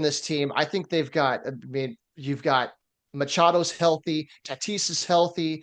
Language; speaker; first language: English; native; English